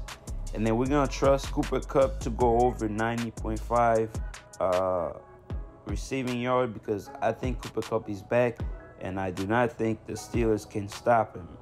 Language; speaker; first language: English; native; English